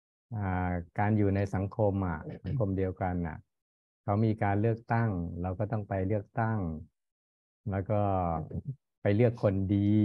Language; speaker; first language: Thai; native; Thai